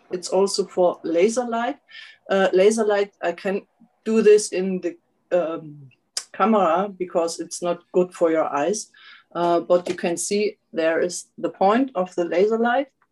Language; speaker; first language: English; non-native, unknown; German